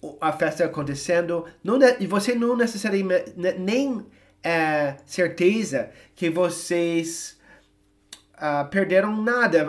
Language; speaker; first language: Portuguese; non-native, fluent; English